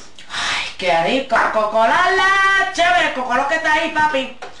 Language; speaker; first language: Spanish; early bilingual, heritage; Spanish